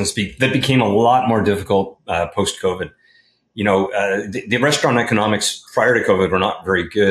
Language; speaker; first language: English; native; English